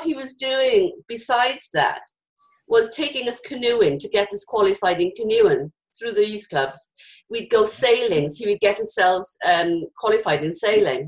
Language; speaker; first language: English; native; English